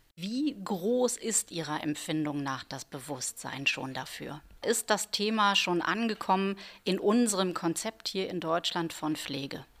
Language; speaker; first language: German; native; German